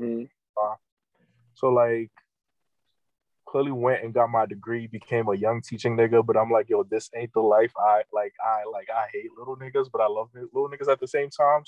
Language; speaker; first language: English; non-native, fluent; Haitian Creole